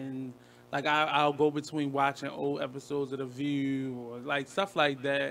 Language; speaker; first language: English; native; English